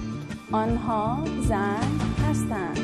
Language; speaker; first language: Persian; non-native, learner; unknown